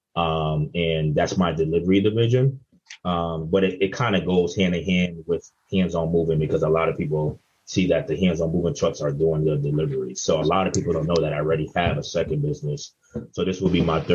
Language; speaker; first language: English; native; English